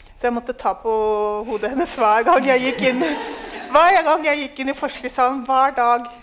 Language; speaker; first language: Norwegian; early bilingual, other home language; Urdu